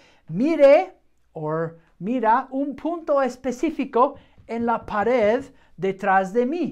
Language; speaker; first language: Spanish; non-native, fluent; English